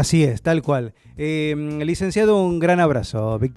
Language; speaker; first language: Spanish; native; Spanish